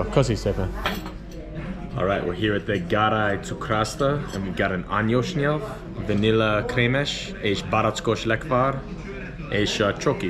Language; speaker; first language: Hungarian; non-native, learner; English